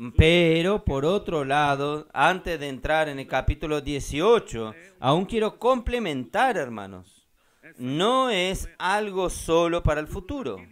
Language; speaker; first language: Spanish; non-native, fluent; Portuguese